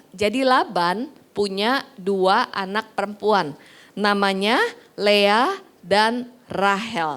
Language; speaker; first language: Indonesian; native; Indonesian